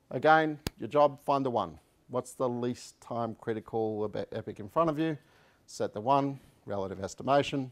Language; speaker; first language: English; native; English